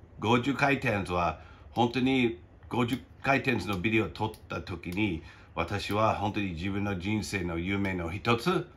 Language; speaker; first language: Japanese; non-native, fluent; English